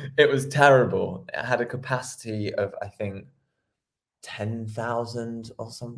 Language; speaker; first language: English; native; English